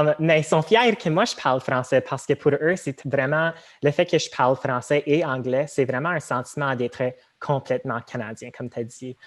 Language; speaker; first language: French; non-native, local second language; Tamil